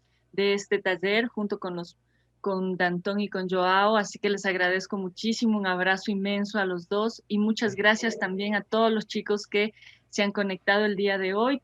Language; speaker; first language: Spanish; native; Spanish